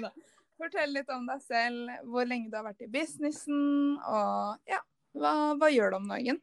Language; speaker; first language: Norwegian; native; Norwegian